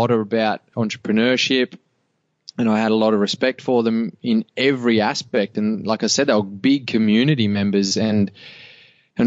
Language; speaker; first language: English; native; English